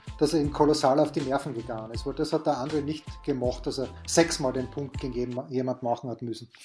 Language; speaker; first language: German; native; German